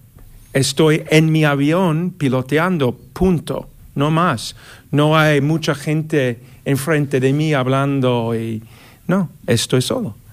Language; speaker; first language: Spanish; non-native, learner; English